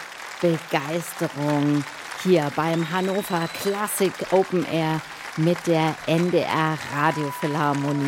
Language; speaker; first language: German; native; German